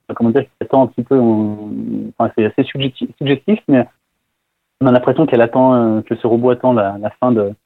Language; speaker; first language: French; native; French